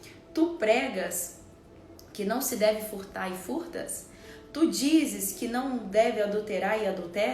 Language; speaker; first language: Portuguese; native; Portuguese